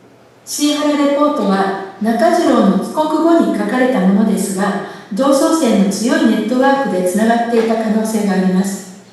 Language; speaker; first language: Japanese; native; Japanese